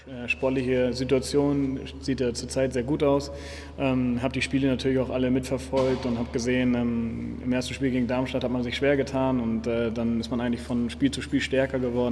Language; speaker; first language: German; native; German